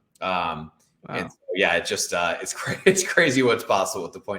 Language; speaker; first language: English; native; English